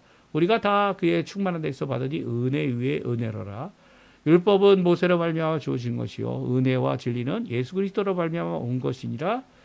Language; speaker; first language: Korean; native; Korean